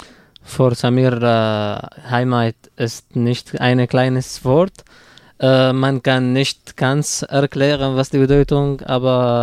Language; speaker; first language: German; non-native, learner; Arabic